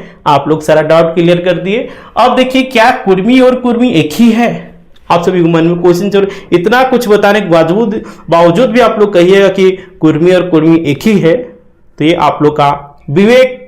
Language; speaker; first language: Hindi; native; Hindi